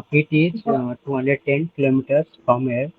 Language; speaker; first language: English; non-native, learner; Nepali